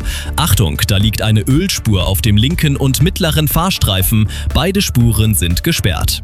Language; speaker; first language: German; native; German